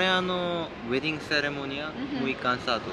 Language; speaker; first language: Spanish; non-native, learner; Korean